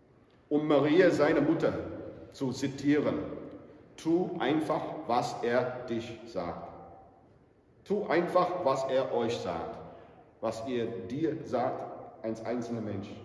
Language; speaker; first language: German; non-native, fluent; English